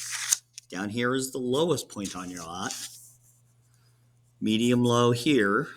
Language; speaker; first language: English; native; English